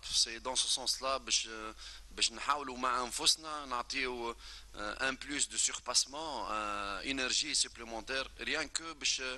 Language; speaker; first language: Arabic; native; Arabic